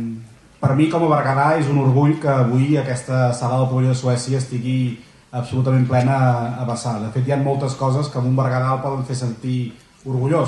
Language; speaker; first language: Catalan; native; Catalan